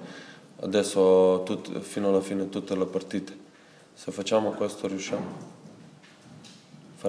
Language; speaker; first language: Italian; non-native, fluent; Serbian